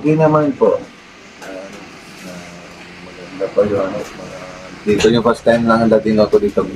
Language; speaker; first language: Filipino; non-native, learner; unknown